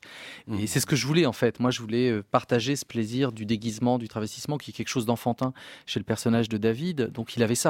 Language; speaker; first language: French; native; French